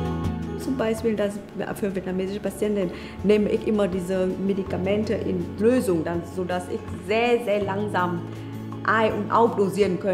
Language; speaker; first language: German; non-native, fluent; Vietnamese